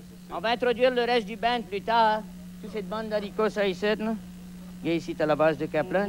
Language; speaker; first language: French; native; French